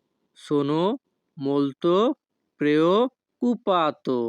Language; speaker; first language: Italian; non-native, fluent; Bangla